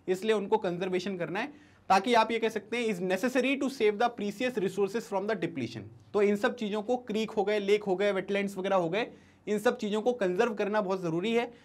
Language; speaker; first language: Hindi; native; Hindi